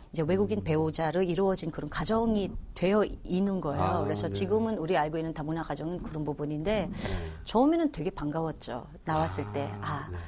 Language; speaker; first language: Korean; non-native, fluent; Filipino